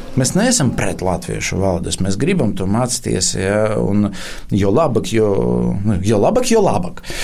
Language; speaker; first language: Latvian; non-native, local second language; Russian